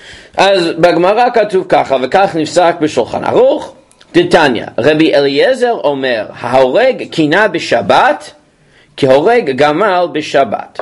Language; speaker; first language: Hebrew; non-native, fluent; English